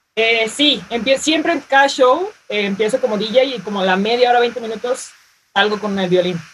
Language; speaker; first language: Spanish; native; Spanish